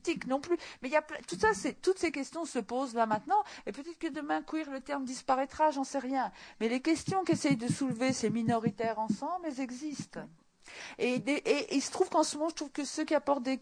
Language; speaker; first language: French; native; French